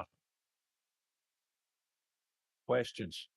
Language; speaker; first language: English; native; English